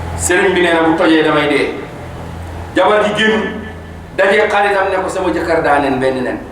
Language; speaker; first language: Wolof; non-native, local second language; Fula